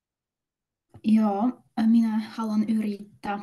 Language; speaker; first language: Finnish; non-native, learner; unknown